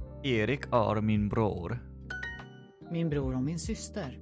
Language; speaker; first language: Swedish; non-native, learner; English